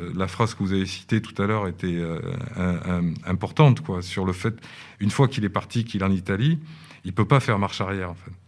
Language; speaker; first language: French; native; French